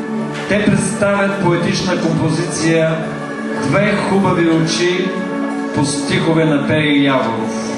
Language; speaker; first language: Bulgarian; native; Bulgarian